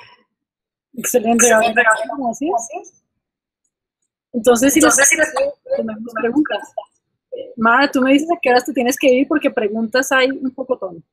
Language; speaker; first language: Spanish; native; Spanish